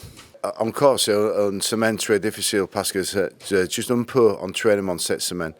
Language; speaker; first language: French; non-native, learner; English